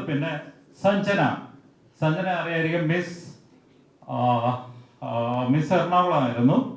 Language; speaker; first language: Malayalam; native; Malayalam